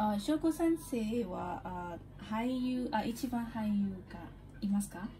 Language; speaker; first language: Japanese; non-native, learner; Burmese